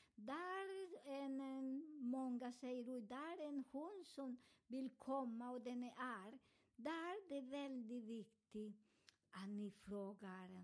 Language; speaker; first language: Swedish; non-native, learner; Spanish